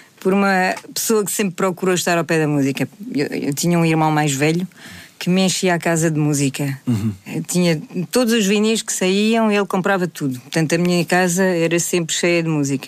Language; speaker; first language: Portuguese; native; Portuguese